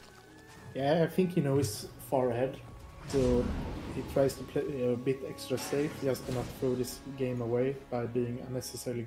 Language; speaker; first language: English; non-native, fluent; Swedish